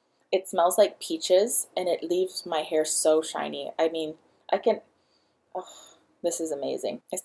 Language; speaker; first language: English; early bilingual, other home language; Spanish